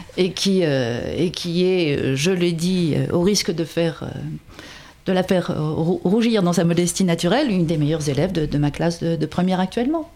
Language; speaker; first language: French; native; French